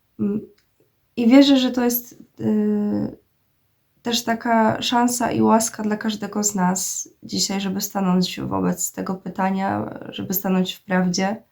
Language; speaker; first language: Polish; native; Polish